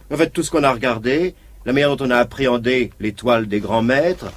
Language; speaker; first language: French; native; French